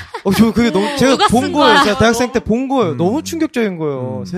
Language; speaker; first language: Korean; native; Korean